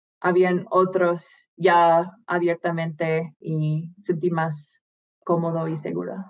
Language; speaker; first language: Spanish; non-native, fluent; English